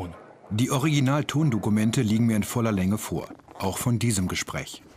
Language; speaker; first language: German; native; German